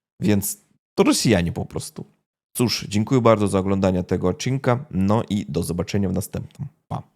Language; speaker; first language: Polish; non-native, fluent; Russian